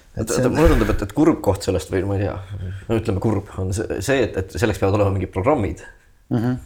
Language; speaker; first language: Estonian; native; Estonian